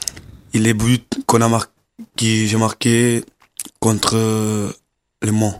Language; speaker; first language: French; non-native, learner; Kabuverdianu